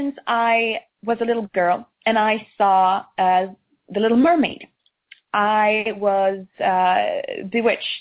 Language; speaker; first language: English; non-native, fluent; Swedish